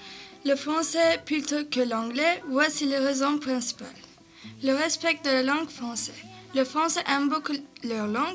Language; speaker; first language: French; non-native, learner; Turkish